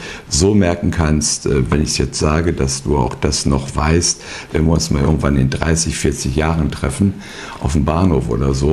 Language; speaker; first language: German; native; German